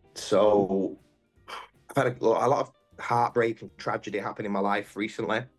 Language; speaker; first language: English; native; English